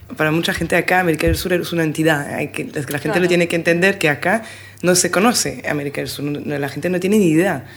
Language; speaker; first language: Spanish; non-native, fluent; French